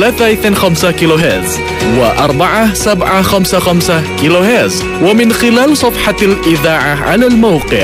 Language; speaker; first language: Arabic; non-native, fluent; Indonesian